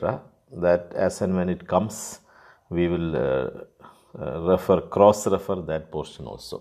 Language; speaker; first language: English; non-native, local second language; Malayalam